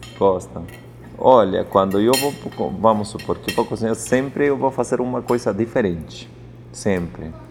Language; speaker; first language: Portuguese; non-native, fluent; Spanish